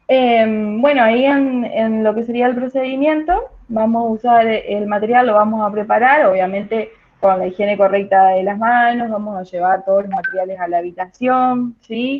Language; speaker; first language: Spanish; native; Spanish